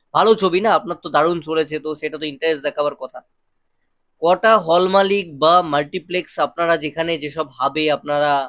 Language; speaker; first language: Bangla; native; Bangla